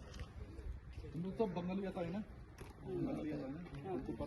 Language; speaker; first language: Hindi; non-native, local second language; Khasi